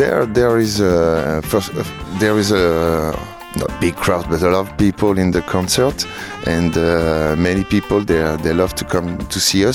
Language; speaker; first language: English; non-native, learner; French